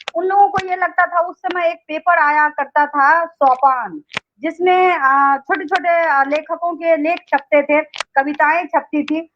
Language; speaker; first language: Hindi; non-native, local second language; Maithili